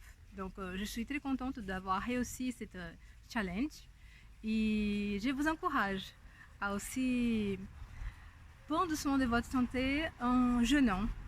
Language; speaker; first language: French; non-native, fluent; Portuguese